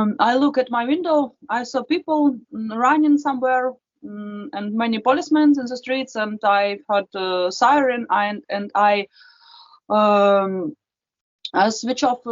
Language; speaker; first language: English; non-native, fluent; Russian